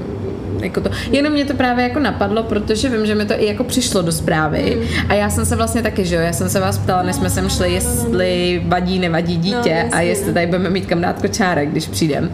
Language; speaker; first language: Czech; native; Czech